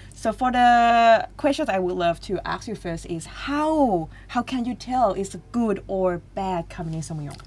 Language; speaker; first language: English; non-native, fluent; Thai